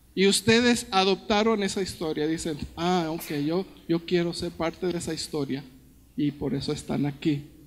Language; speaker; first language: Spanish; early bilingual, heritage; Spanish